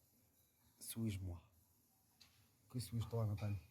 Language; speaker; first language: French; non-native, learner; Arabic